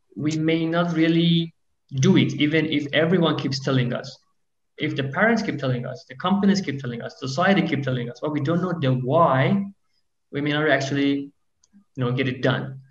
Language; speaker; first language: English; non-native, fluent; Persian